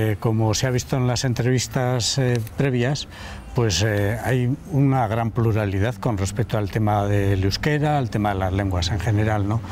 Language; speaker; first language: Spanish; native; Spanish